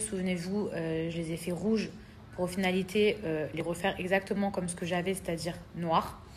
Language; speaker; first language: French; native; French